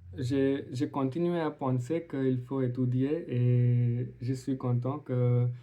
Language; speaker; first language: French; non-native, learner; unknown